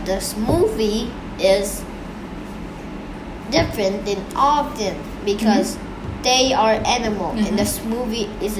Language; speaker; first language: English; non-native, learner; Vietnamese